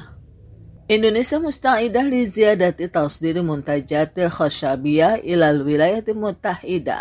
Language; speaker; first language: Arabic; non-native, fluent; Indonesian